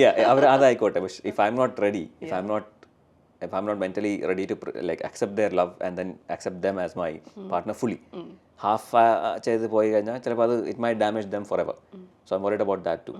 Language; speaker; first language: Malayalam; early bilingual, heritage; Malayalam